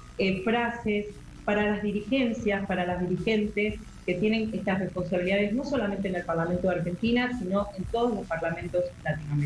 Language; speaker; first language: Spanish; native; Spanish